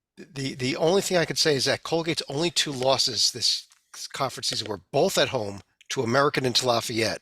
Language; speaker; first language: English; native; English